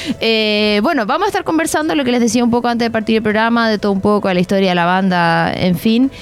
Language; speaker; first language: Spanish; native; Spanish